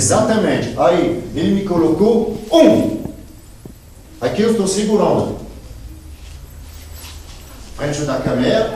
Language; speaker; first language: Spanish; non-native, learner; Portuguese